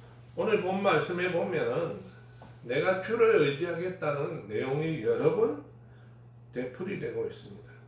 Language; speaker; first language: Korean; native; Korean